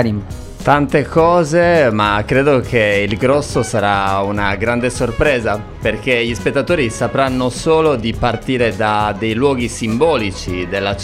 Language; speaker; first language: Italian; native; Italian